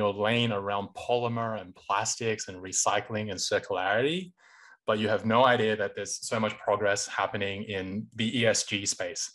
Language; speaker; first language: English; native; English